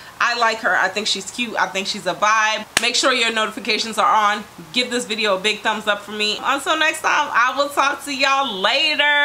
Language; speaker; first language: English; native; English